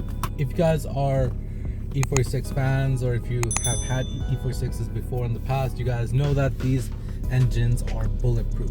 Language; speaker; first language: English; native; English